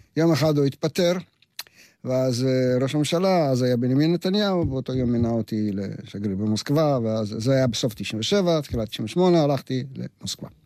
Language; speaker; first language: Hebrew; non-native, fluent; Russian